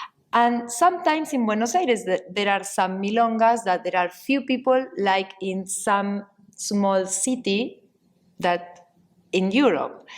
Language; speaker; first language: English; non-native, learner; Spanish